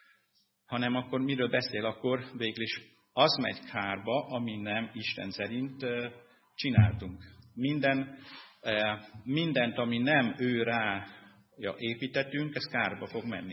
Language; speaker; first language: Hungarian; non-native, fluent; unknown